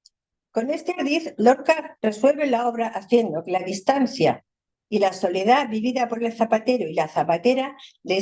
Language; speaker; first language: Spanish; native; Spanish